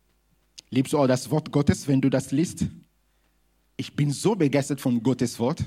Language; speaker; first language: German; non-native, fluent; Lingala